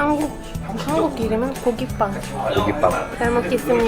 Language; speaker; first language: Korean; non-native, fluent; Uzbek